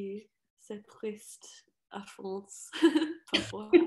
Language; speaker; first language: French; non-native, learner; English